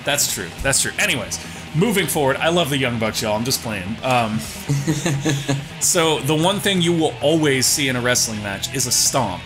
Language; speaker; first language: English; native; English